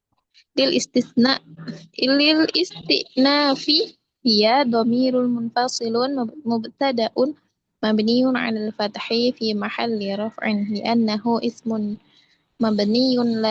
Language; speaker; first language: Arabic; non-native, learner; Indonesian